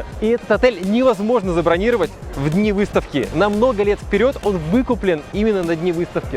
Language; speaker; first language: Russian; native; Russian